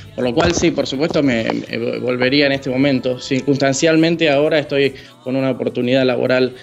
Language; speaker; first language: Spanish; native; Spanish